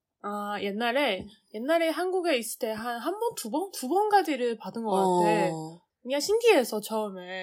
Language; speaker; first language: Korean; non-native, learner; Chinese